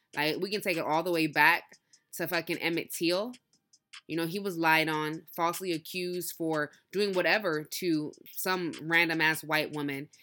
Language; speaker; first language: English; early bilingual, other home language; Yoruba